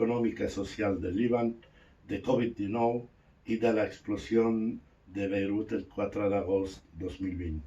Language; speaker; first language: Catalan; non-native, fluent; Arabic